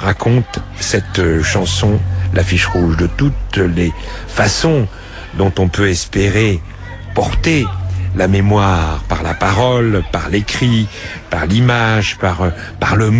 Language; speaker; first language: French; native; French